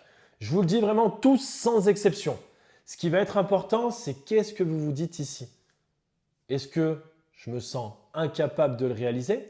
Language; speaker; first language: French; native; French